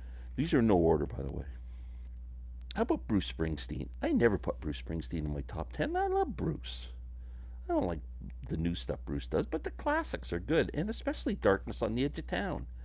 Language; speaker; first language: English; native; English